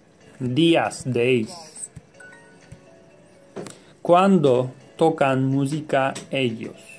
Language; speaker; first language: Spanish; non-native, learner; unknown